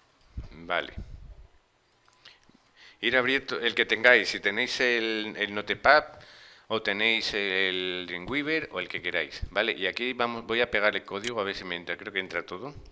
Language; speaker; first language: Spanish; native; Spanish